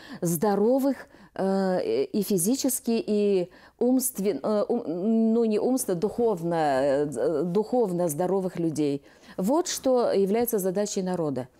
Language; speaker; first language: Russian; non-native, local second language; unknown